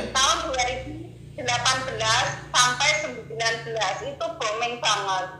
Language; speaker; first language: Indonesian; non-native, local second language; Javanese